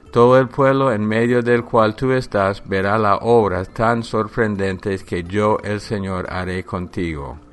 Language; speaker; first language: Spanish; non-native, fluent; English